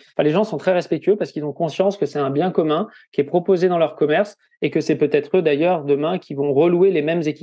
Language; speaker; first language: French; native; French